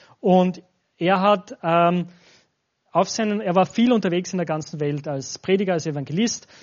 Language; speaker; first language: German; native; German